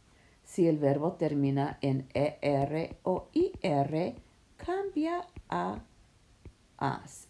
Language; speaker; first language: Spanish; non-native, fluent; English